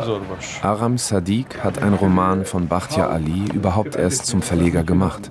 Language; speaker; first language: German; native; German